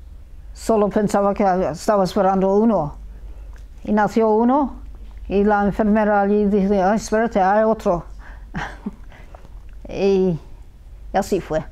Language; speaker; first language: Spanish; early bilingual, heritage; Spanish